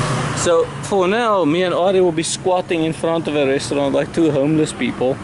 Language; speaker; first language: English; native; English